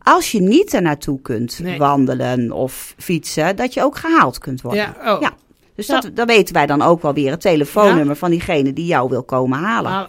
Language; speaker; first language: Dutch; native; Dutch